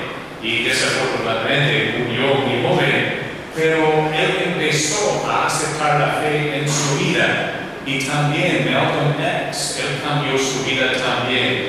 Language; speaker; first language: Spanish; non-native, learner; English